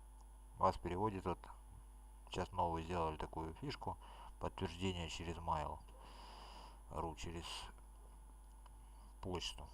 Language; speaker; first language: Russian; native; Russian